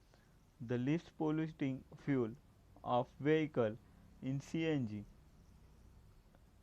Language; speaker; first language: English; non-native, local second language; Marathi